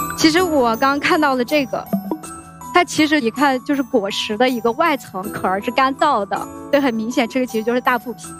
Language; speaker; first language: Chinese; non-native, local second language; Uyghur